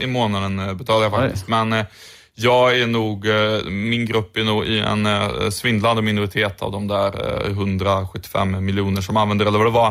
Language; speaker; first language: Swedish; native; Swedish